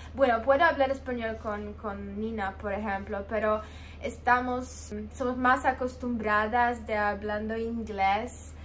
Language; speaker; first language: Spanish; non-native, fluent; Polish